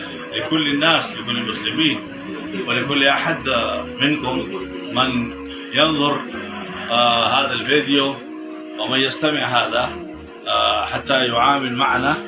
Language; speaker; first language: Arabic; non-native, fluent; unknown